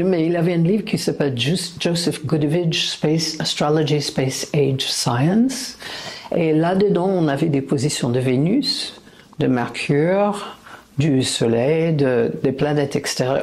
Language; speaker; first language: French; non-native, fluent; English